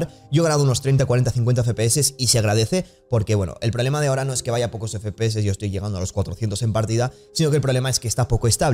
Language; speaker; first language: Spanish; native; Spanish